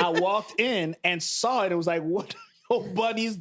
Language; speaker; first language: English; native; English